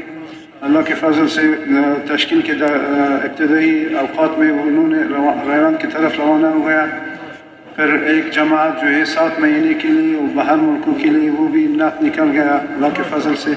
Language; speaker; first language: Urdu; non-native, local second language; Pashto